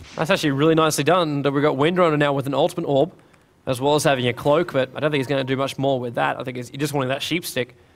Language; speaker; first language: English; native; English